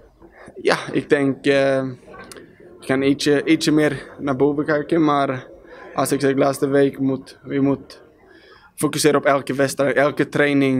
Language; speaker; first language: Dutch; non-native, learner; Swedish